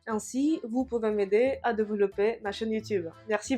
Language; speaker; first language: French; non-native, fluent; Russian